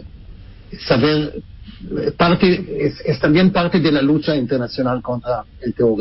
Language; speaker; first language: Spanish; non-native, fluent; Hebrew